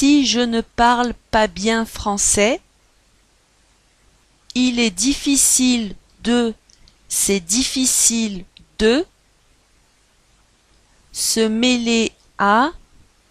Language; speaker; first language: French; non-native, learner; Chinese